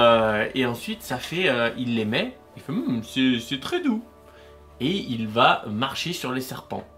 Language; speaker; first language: French; native; French